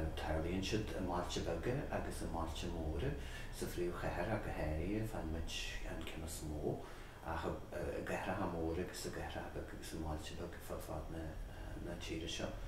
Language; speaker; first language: Irish; native; Irish